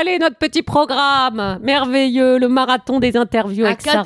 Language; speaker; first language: French; native; French